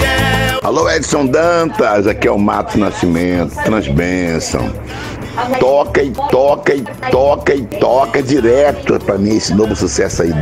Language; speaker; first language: Portuguese; native; Portuguese